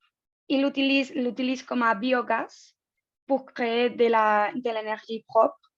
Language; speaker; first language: French; non-native, learner; Spanish